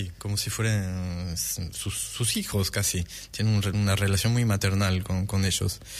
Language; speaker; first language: Spanish; non-native, fluent; French